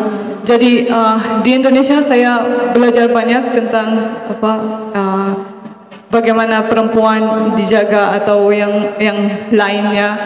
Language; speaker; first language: Indonesian; non-native, fluent; Maranao